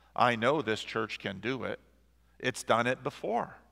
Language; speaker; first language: English; native; English